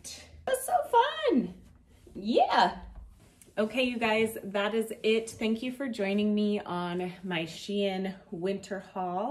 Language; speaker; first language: English; native; English